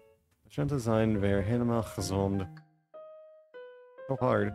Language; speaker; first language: Dutch; non-native, learner; English